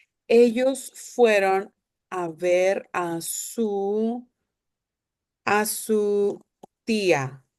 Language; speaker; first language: Spanish; non-native, fluent; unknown